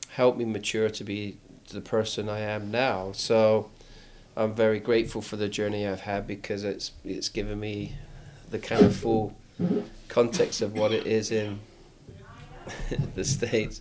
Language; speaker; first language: English; native; English